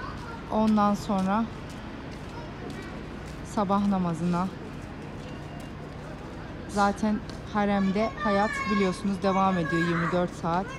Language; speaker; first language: Turkish; native; Turkish